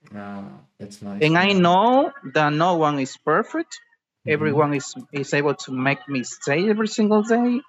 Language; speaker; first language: English; non-native, fluent; Spanish